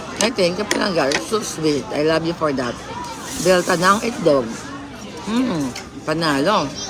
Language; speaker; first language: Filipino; non-native, local second language; Cebuano